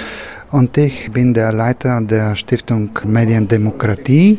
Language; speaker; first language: German; non-native, fluent; Bulgarian